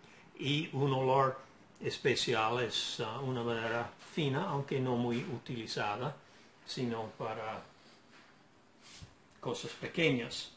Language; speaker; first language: Spanish; non-native, fluent; English